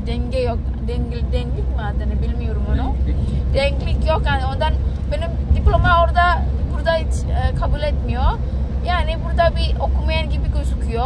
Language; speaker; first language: Turkish; non-native, learner; Indonesian